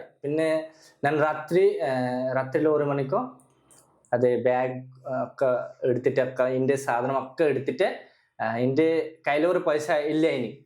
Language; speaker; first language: Malayalam; non-native, local second language; Bangla